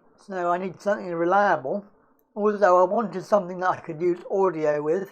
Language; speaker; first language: English; native; English